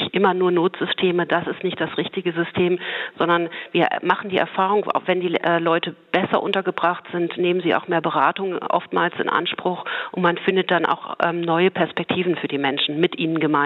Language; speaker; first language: German; native; German